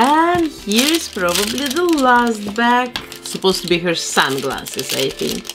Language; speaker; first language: English; non-native, fluent; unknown